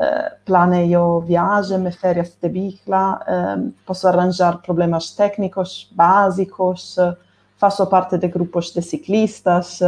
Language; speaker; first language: Portuguese; non-native, fluent; Italian